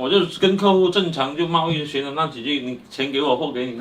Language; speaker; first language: Chinese; native; Chinese